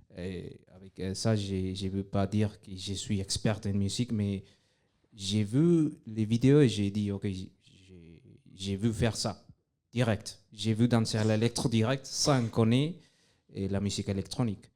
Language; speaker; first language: French; non-native, fluent; Spanish